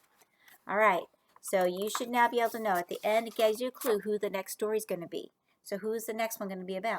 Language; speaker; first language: English; native; English